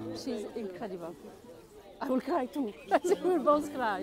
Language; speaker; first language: English; non-native, fluent; French